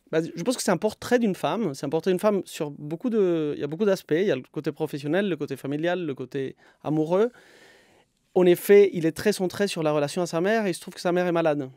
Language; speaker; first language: French; non-native, fluent; Spanish